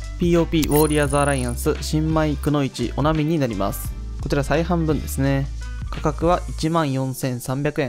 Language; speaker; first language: Japanese; native; Japanese